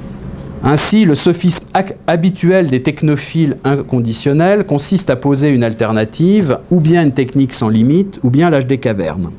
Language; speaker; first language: French; native; French